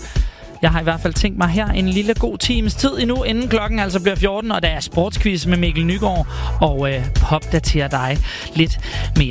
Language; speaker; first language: Danish; native; Danish